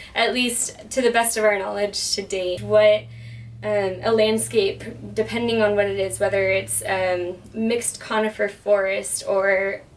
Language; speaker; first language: English; native; English